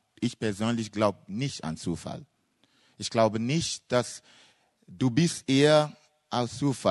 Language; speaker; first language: German; non-native, fluent; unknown